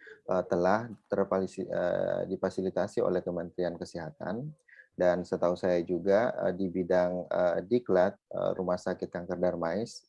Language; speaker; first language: Indonesian; native; Indonesian